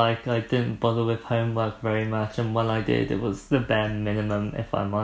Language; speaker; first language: English; native; English